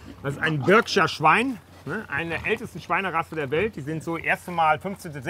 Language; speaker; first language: German; native; German